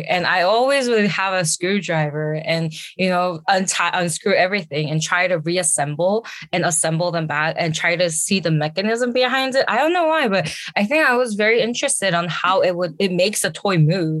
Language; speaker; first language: English; early bilingual, other home language; Korean